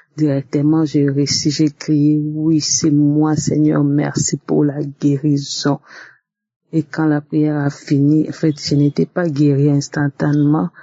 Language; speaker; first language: French; non-native, local second language; Lingala